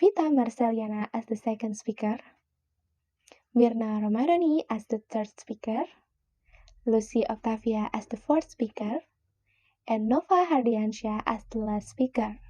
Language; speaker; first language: English; non-native, learner; Indonesian